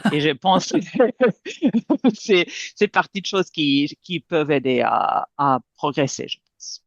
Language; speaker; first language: French; non-native, fluent; Serbian